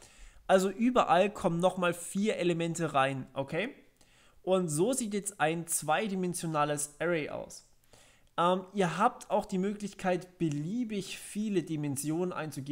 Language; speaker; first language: German; native; German